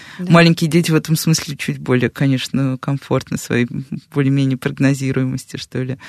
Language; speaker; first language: Russian; native; Russian